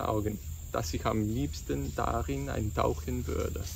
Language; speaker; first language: German; non-native, learner; English